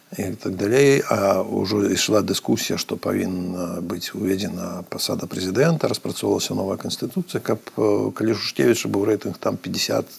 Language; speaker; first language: Belarusian; native; Belarusian